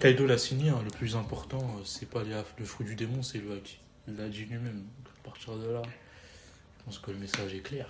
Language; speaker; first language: French; native; French